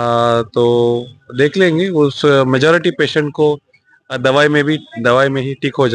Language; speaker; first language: Hindi; non-native, local second language; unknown